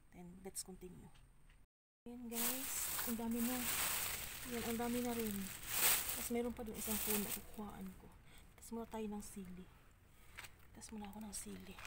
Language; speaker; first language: Filipino; non-native, local second language; Cebuano